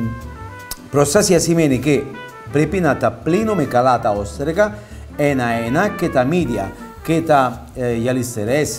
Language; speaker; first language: Greek; non-native, fluent; Italian